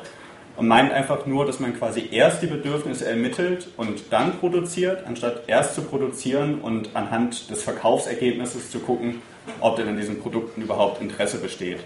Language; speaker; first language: German; native; German